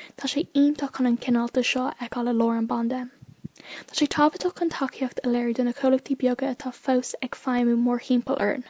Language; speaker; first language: Irish; non-native, local second language; English